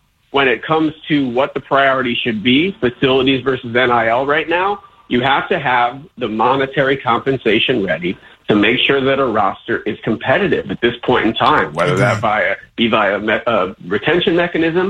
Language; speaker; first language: English; native; English